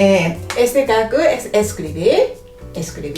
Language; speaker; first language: Spanish; non-native, fluent; Japanese